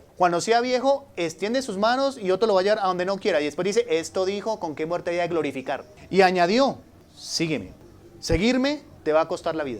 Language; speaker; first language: Spanish; native; Spanish